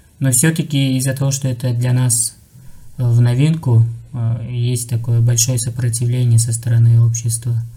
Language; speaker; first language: Russian; non-native, local second language; Uzbek